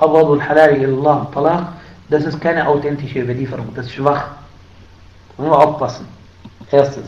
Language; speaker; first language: German; non-native, fluent; Arabic